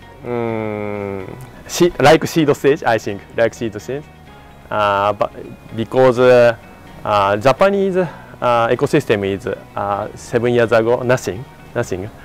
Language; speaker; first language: English; non-native, learner; Japanese